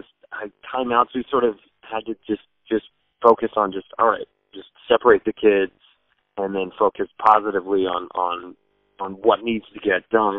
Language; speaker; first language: English; native; English